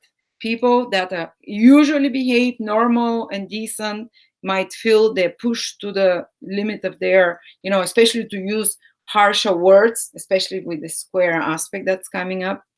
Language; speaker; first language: English; non-native, fluent; Bulgarian